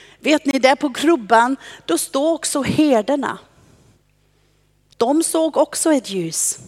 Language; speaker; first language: Swedish; non-native, fluent; German